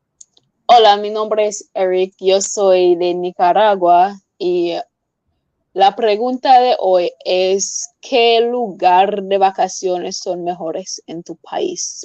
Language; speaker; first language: Spanish; non-native, fluent; English